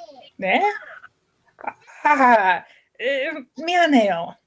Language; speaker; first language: Korean; non-native, learner; English